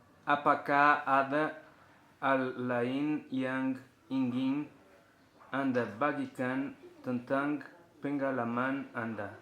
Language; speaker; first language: Indonesian; non-native, learner; Portuguese